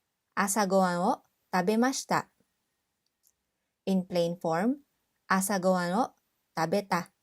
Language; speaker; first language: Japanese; non-native, fluent; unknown